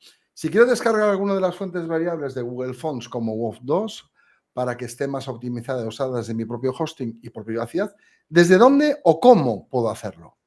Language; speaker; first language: Spanish; native; Spanish